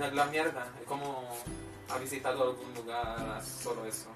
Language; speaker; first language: Spanish; non-native, fluent; Filipino